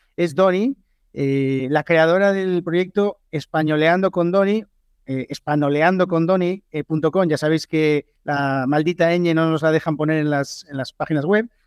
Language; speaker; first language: Spanish; native; Spanish